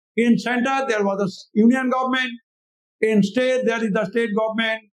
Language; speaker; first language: English; non-native, local second language; Bangla